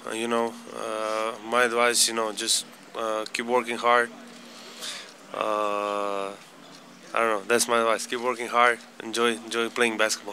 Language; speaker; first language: English; non-native, fluent; Slovenian